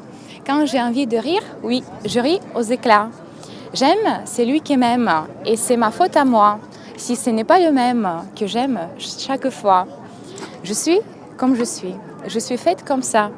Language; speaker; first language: French; non-native, fluent; Romanian